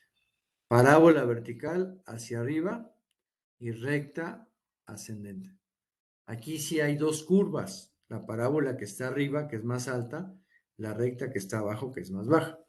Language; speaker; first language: Spanish; native; Spanish